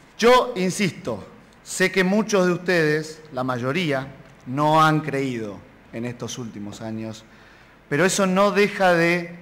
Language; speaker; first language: Spanish; native; Spanish